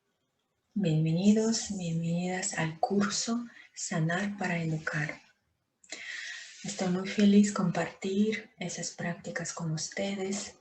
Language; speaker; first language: Spanish; non-native, fluent; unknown